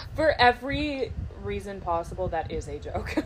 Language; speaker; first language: English; native; English